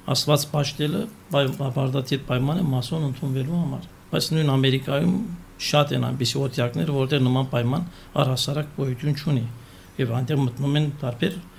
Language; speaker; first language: Armenian; native; Armenian